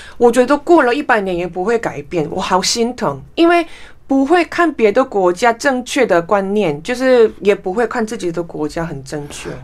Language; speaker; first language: Chinese; non-native, fluent; Korean